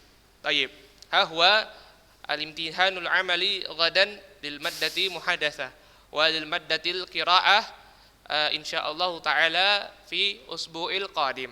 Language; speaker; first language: Arabic; non-native, learner; Indonesian